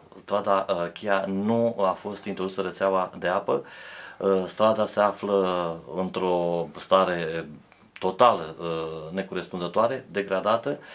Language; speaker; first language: Romanian; native; Romanian